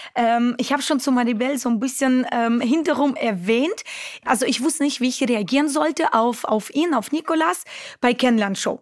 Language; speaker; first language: German; non-native, fluent; Romanian